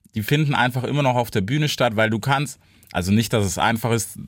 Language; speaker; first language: German; non-native, fluent; English